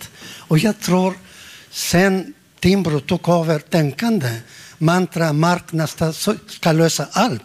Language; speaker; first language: Swedish; non-native, learner; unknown